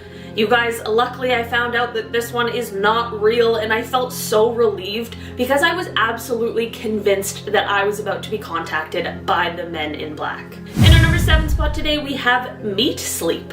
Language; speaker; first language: English; native; English